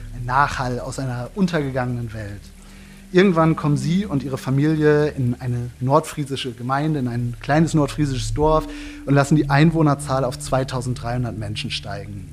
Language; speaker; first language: German; native; German